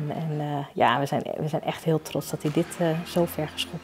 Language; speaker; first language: Dutch; native; Dutch